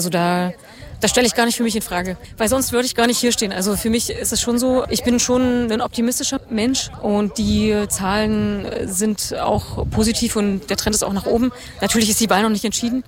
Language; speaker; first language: German; native; German